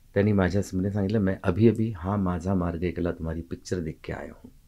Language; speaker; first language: Hindi; non-native, local second language; Marathi